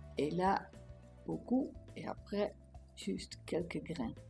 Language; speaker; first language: French; non-native, learner; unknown